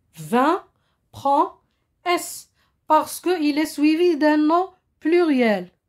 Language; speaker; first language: French; non-native, local second language; Arabic